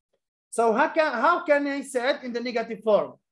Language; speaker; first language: English; non-native, fluent; Arabic